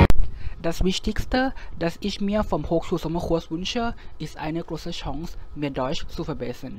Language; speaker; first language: German; non-native, fluent; Thai